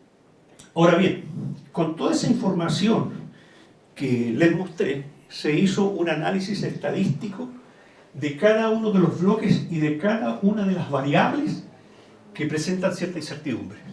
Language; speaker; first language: Spanish; native; Spanish